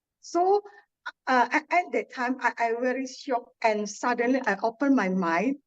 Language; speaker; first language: English; non-native, learner; Indonesian